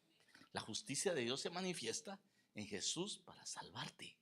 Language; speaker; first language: Spanish; native; Spanish